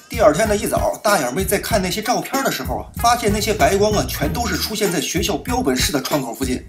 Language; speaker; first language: Chinese; native; Chinese